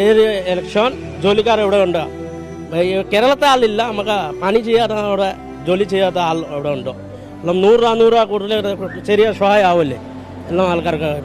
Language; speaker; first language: Malayalam; non-native, learner; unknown